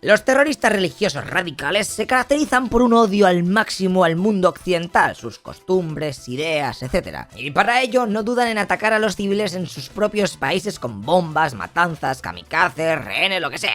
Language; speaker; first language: Spanish; native; Spanish